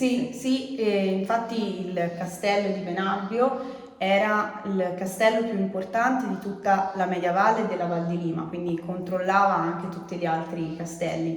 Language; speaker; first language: Italian; native; Italian